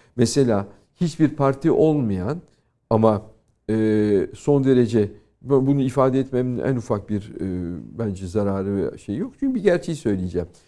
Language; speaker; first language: Turkish; native; Turkish